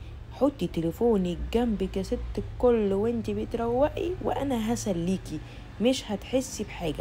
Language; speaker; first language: Arabic; native; Arabic